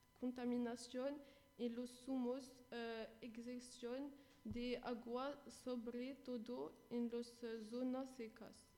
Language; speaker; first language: Spanish; non-native, learner; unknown